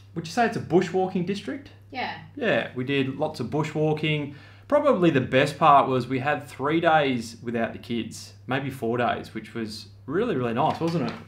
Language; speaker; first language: English; native; English